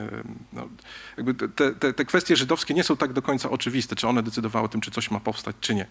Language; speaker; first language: Polish; native; Polish